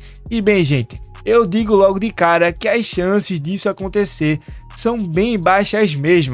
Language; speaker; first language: Portuguese; native; Portuguese